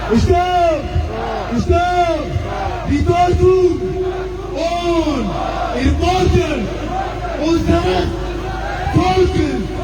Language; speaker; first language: German; non-native, learner; Oromo